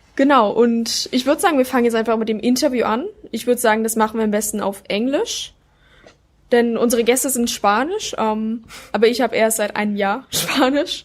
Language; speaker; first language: German; native; German